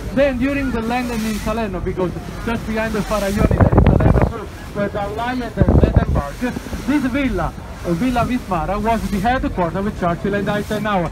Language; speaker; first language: English; non-native, fluent; Italian